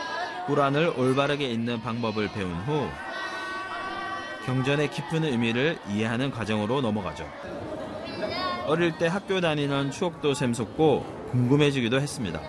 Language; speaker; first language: Korean; native; Korean